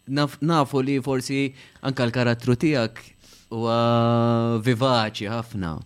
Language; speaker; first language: Maltese; native; Maltese